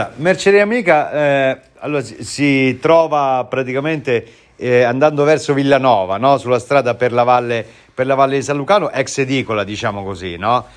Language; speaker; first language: Italian; native; Italian